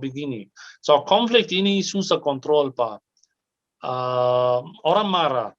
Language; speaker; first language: Indonesian; non-native, fluent; Arabic